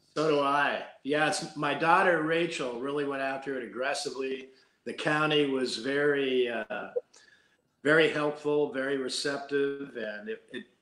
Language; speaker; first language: English; native; English